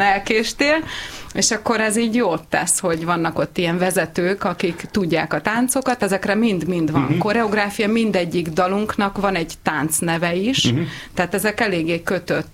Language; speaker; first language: Hungarian; native; Hungarian